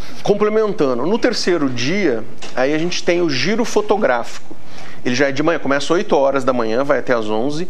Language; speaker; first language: Portuguese; native; Portuguese